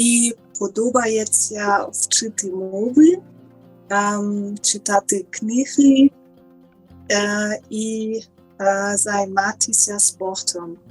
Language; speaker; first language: Ukrainian; non-native, learner; German